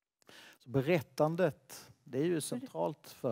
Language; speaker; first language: Swedish; native; Swedish